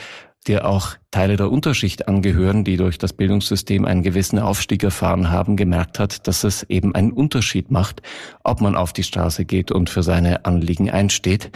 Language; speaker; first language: German; native; German